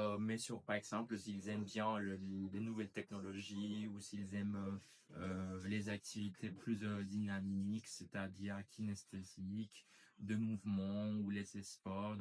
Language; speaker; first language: French; non-native, fluent; Spanish